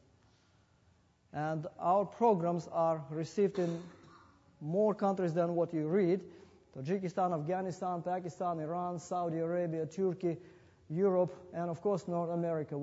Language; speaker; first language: English; non-native, fluent; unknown